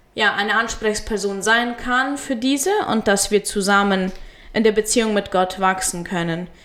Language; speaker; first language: German; early bilingual, heritage; Spanish